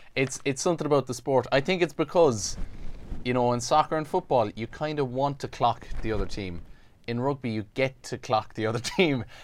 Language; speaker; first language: English; native; English